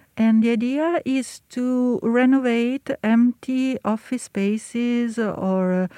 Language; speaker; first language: English; non-native, fluent; Italian